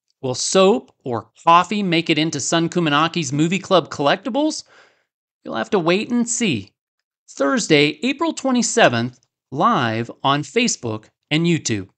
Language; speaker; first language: English; native; English